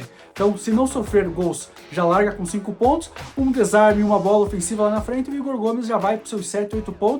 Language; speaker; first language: Portuguese; native; Portuguese